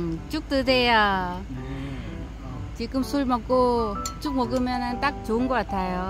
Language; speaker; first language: Korean; non-native, learner; Vietnamese